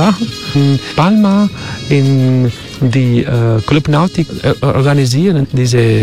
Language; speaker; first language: German; non-native, learner; Spanish